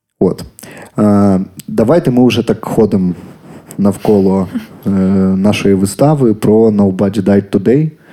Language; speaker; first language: Ukrainian; native; Ukrainian